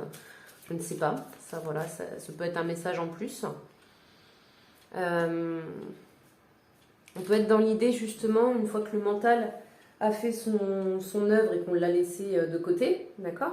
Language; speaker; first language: French; native; French